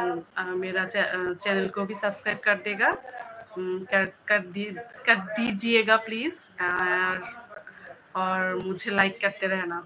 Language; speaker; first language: Hindi; non-native, learner; Bangla